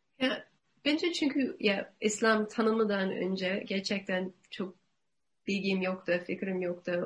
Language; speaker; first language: Turkish; non-native, learner; English